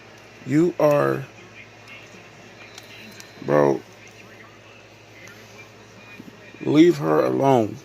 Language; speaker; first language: English; native; English